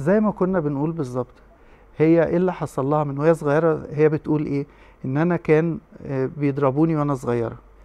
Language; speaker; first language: Arabic; native; Arabic